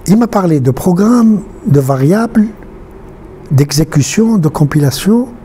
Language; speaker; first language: French; non-native, local second language; Arabic